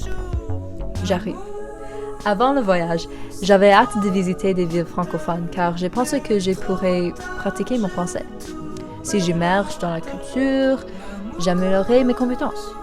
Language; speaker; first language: French; non-native, learner; English